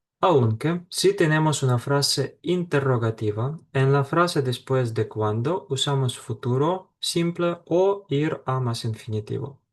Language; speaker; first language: Spanish; non-native, fluent; Ukrainian